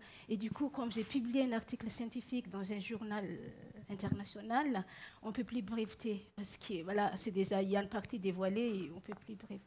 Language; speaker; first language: French; non-native, local second language; Malagasy